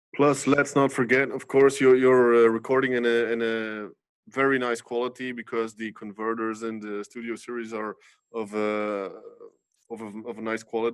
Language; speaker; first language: English; non-native, fluent; Dutch